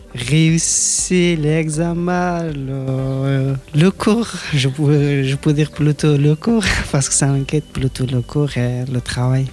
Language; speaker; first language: French; non-native, learner; Persian